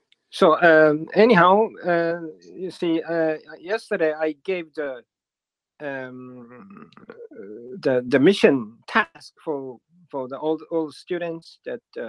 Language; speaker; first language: English; non-native, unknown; Japanese